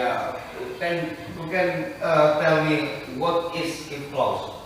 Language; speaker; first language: English; non-native, learner; Indonesian